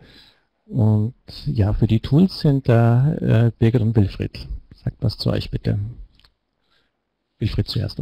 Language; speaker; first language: German; native; German